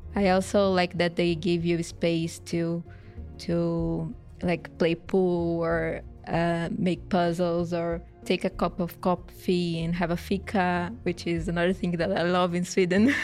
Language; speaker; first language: English; non-native, fluent; Portuguese